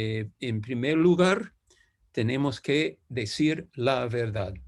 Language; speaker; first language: Spanish; non-native, fluent; English